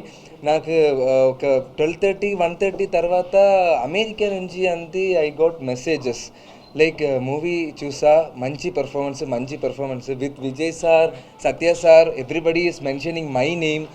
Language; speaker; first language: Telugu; non-native, learner; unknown